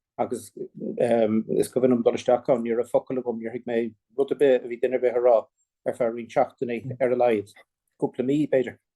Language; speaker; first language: Irish; non-native, local second language; English